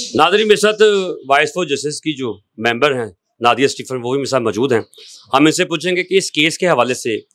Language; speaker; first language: Urdu; non-native, local second language; Punjabi